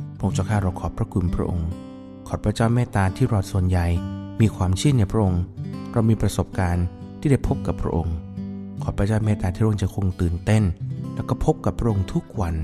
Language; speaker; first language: Thai; native; Thai